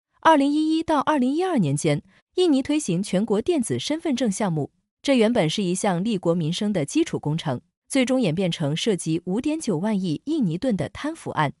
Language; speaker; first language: Chinese; native; Chinese